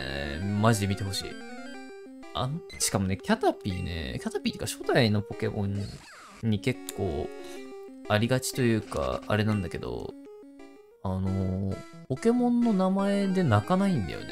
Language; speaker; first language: Japanese; native; Japanese